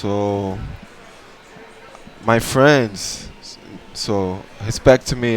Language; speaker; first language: English; non-native, learner; Portuguese